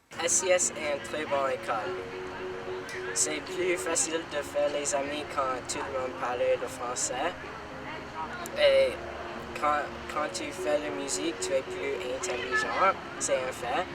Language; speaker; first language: French; non-native, learner; English